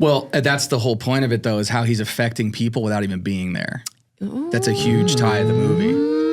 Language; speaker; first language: English; native; English